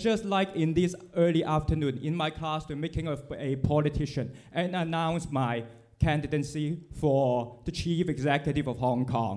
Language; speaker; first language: English; non-native, local second language; Cantonese